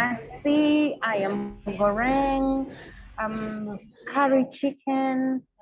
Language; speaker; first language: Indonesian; non-native, learner; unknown